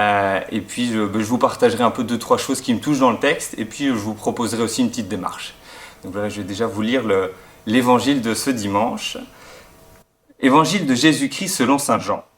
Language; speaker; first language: French; native; French